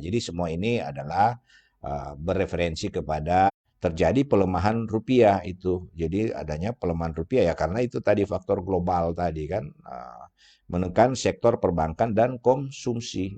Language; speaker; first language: Indonesian; native; Indonesian